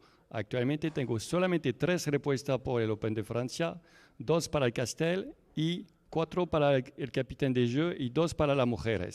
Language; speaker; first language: Spanish; non-native, fluent; French